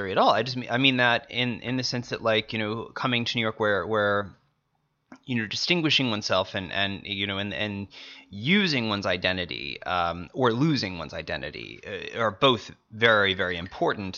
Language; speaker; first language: English; native; English